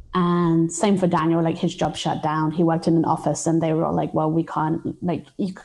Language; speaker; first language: English; native; English